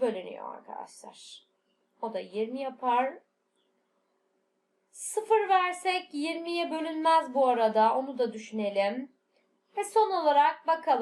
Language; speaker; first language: Turkish; native; Turkish